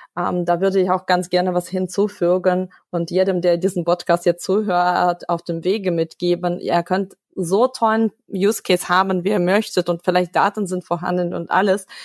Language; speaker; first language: German; non-native, fluent; Russian